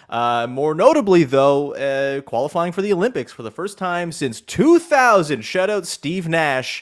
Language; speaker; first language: English; native; English